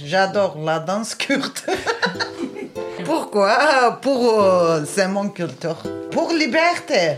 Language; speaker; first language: French; non-native, learner; Kurdish